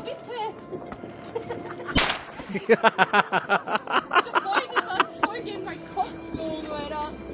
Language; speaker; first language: German; early bilingual, other home language; Filipino